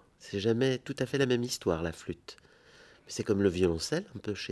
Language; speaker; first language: French; native; French